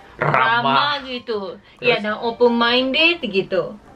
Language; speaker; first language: Indonesian; non-native, learner; Japanese